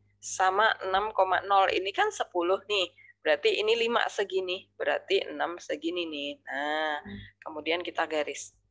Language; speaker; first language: Indonesian; native; Indonesian